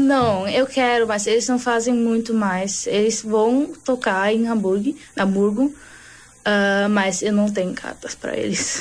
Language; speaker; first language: Portuguese; early bilingual, heritage; German